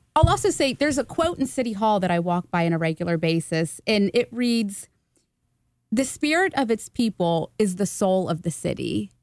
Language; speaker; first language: English; native; English